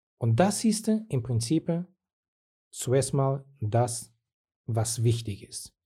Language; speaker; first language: German; non-native, fluent; Portuguese